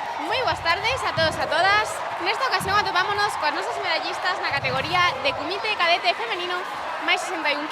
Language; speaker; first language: Galician; native; Galician